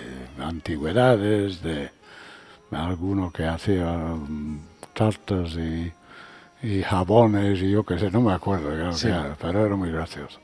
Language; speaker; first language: Spanish; non-native, fluent; English